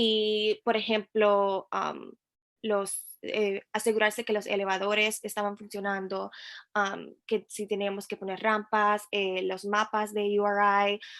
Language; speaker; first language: Spanish; early bilingual, heritage; Spanish